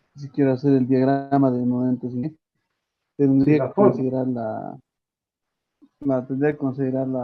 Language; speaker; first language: Spanish; native; Spanish